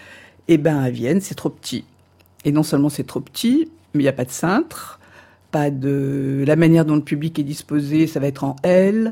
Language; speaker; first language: French; native; French